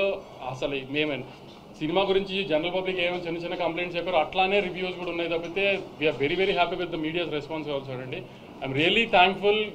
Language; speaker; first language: Telugu; native; Telugu